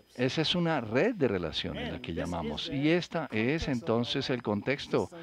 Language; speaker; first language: Spanish; non-native, fluent; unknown